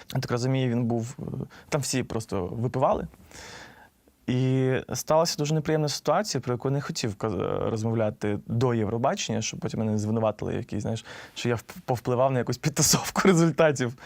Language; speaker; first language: Ukrainian; non-native, local second language; Russian